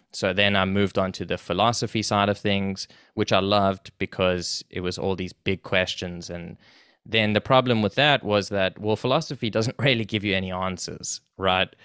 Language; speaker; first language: English; native; English